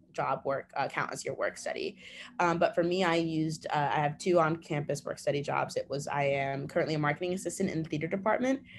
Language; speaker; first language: English; native; English